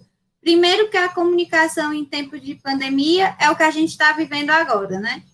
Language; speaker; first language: Portuguese; native; Portuguese